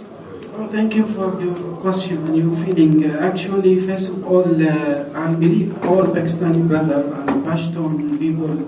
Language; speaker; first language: English; non-native, fluent; Arabic